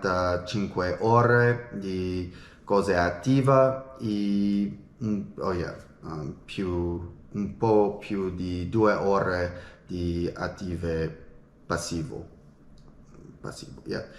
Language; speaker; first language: Italian; non-native, learner; English